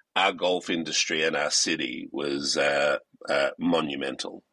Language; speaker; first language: English; native; English